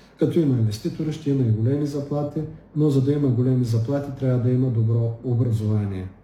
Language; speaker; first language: Bulgarian; native; Bulgarian